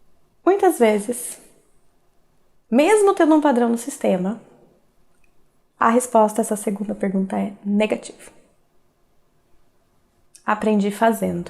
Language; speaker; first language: Portuguese; native; Portuguese